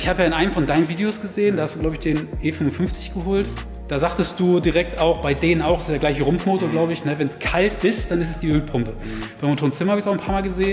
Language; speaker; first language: German; native; German